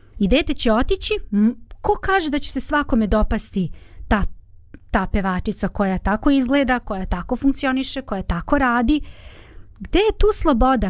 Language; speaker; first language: Bosnian; native; Bosnian